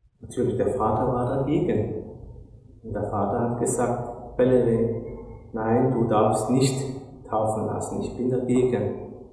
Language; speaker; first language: German; non-native, fluent; Turkish